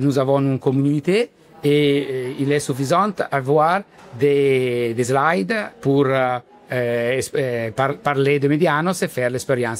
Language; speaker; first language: French; non-native, learner; Italian